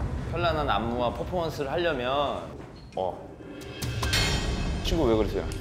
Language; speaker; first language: Korean; native; Korean